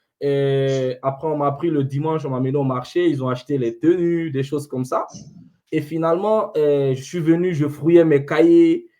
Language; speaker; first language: French; non-native, local second language; Fula